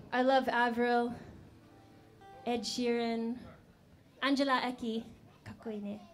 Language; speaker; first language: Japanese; non-native, learner; English